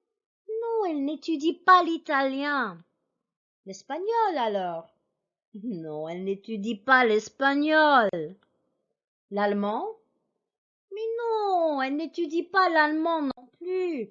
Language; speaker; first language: French; non-native, fluent; English